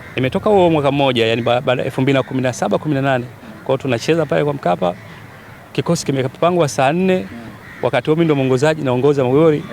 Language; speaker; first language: Swahili; native; Swahili